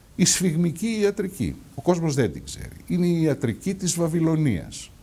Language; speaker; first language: Greek; native; Greek